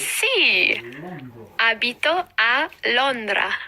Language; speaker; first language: Italian; non-native, learner; English